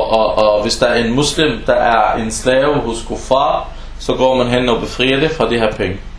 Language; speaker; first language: Danish; early bilingual, other home language; Arabic